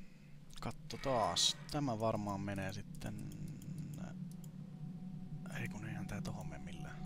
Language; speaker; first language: Finnish; native; Finnish